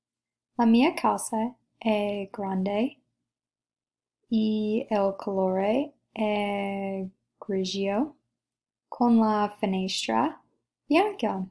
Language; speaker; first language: Italian; non-native, learner; English